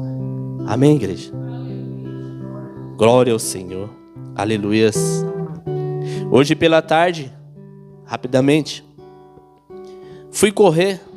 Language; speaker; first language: Portuguese; native; Portuguese